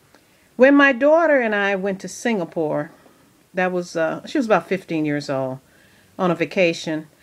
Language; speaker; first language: English; native; English